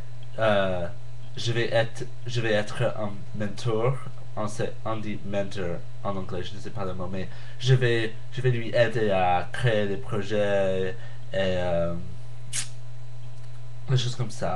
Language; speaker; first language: French; non-native, learner; English